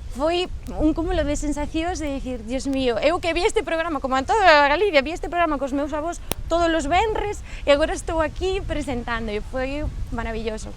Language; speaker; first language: Galician; native; Galician